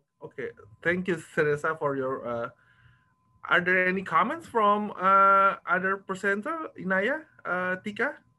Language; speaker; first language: English; non-native, fluent; Indonesian